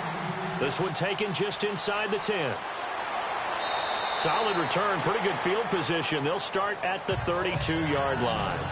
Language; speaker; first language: English; native; English